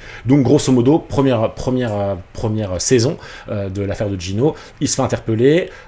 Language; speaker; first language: French; native; French